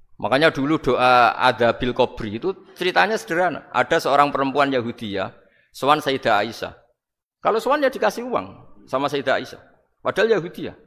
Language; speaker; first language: Indonesian; non-native, local second language; Javanese